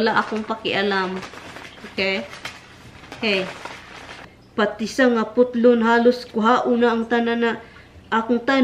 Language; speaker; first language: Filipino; non-native, local second language; Cebuano